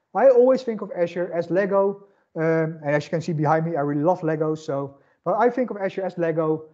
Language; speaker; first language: English; non-native, fluent; Dutch